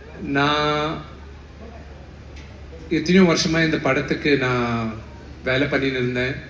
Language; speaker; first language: Tamil; non-native, local second language; Telugu